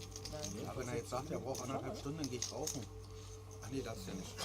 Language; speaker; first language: German; native; German